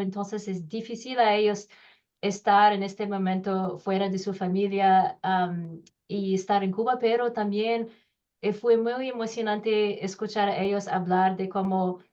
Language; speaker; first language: Spanish; non-native, learner; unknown